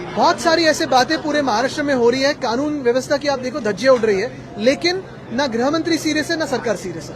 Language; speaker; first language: Hindi; non-native, local second language; Marathi